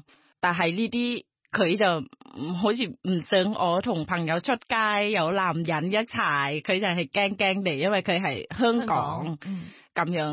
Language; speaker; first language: Cantonese; non-native, fluent; Thai